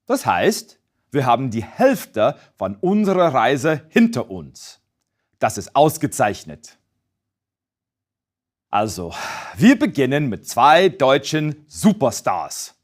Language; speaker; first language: German; non-native, fluent; English